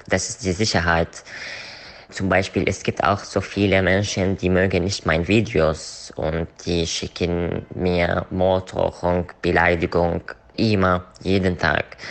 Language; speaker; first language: German; non-native, learner; Arabic